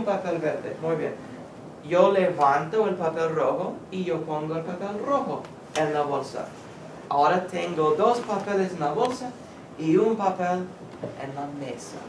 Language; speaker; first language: Spanish; non-native, fluent; English